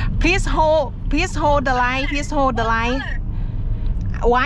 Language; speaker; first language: English; non-native, learner; Thai